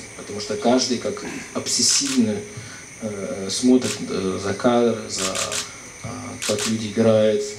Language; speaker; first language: Russian; non-native, fluent; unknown